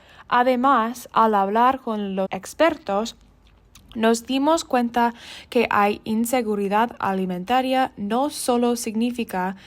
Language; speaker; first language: Spanish; non-native, learner; English